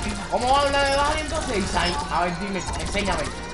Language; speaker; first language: Spanish; early bilingual, heritage; Spanish